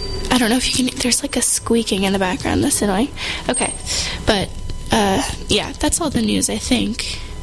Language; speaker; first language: English; native; English